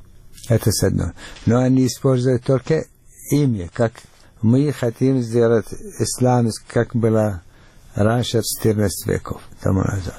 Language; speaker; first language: Russian; non-native, fluent; Arabic